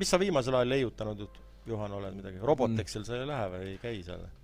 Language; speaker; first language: Estonian; native; Estonian